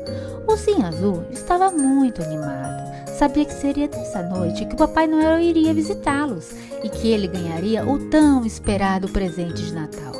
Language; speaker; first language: Portuguese; native; Portuguese